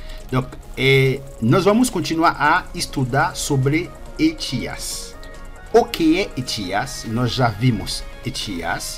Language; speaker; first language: Portuguese; non-native, learner; Haitian Creole